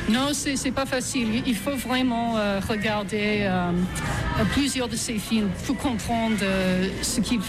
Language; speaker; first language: French; non-native, fluent; English